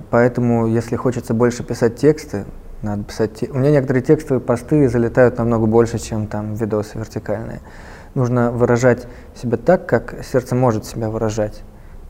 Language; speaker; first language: Russian; native; Russian